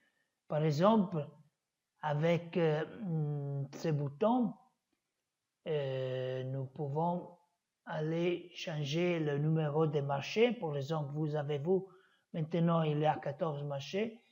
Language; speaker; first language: French; non-native, learner; Italian